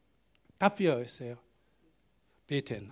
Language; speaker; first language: German; non-native, learner; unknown